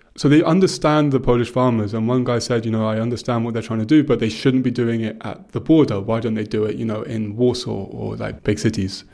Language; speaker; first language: English; native; English